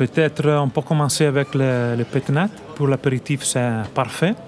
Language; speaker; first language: French; non-native, learner; Italian